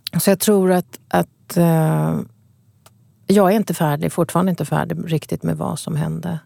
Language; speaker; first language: Swedish; early bilingual, other home language; Kurdish